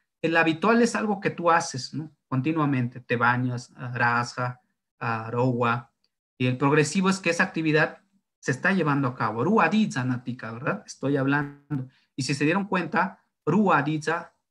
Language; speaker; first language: Spanish; non-native, local second language; Zapotec